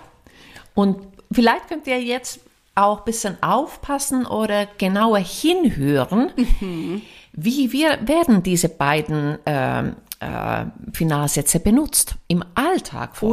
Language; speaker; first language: German; non-native, fluent; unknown